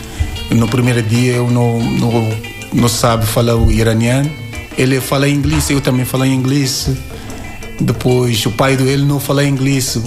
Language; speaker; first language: Portuguese; non-native, learner; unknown